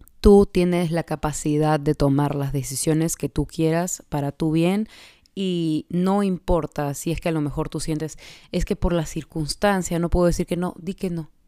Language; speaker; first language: Spanish; native; Spanish